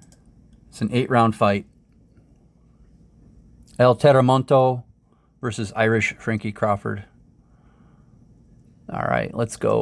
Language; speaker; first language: English; native; English